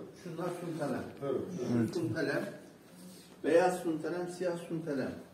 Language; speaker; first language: Turkish; native; Turkish